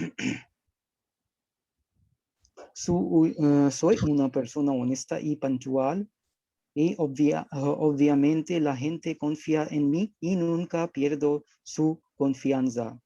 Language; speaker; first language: Spanish; non-native, learner; Hindi